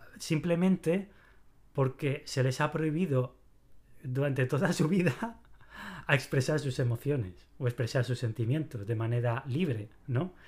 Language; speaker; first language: Spanish; native; Spanish